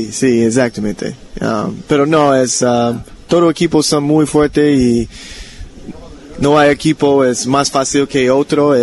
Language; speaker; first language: Spanish; non-native, learner; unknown